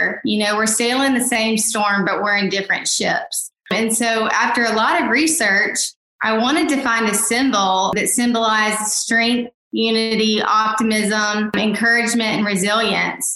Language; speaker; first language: English; native; English